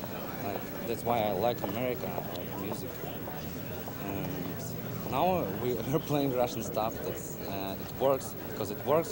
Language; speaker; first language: English; non-native, learner; Russian